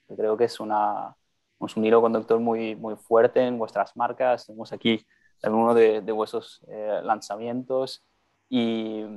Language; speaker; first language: Spanish; non-native, fluent; French